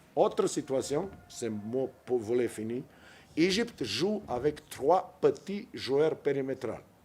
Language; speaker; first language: French; non-native, fluent; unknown